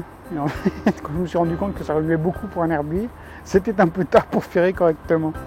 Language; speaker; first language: French; native; French